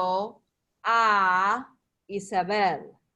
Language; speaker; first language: Spanish; non-native, fluent; English